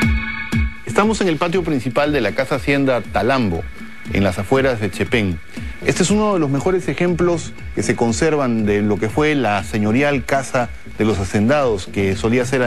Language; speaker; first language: Spanish; native; Spanish